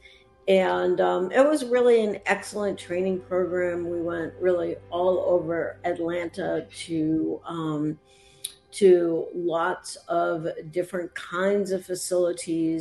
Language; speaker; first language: English; native; English